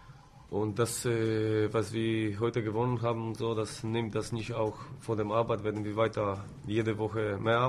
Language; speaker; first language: German; non-native, fluent; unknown